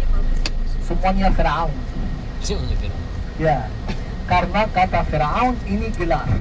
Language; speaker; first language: Indonesian; non-native, fluent; Arabic